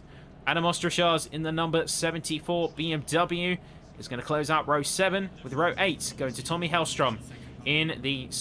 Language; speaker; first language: English; native; English